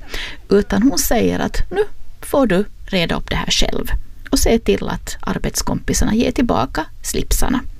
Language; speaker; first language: Swedish; native; Swedish